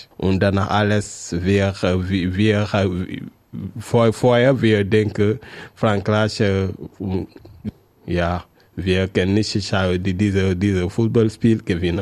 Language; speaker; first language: German; non-native, learner; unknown